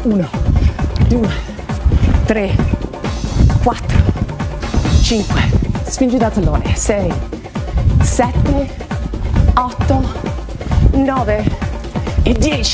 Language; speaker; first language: Italian; non-native, fluent; English